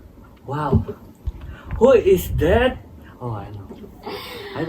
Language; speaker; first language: English; non-native, learner; Indonesian